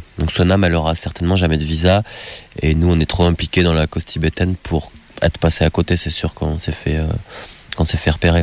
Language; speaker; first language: French; native; French